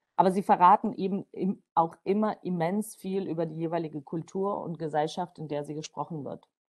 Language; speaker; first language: German; non-native, fluent; Georgian